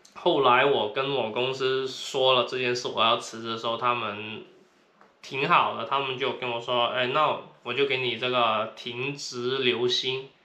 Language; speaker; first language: Chinese; non-native, local second language; Cantonese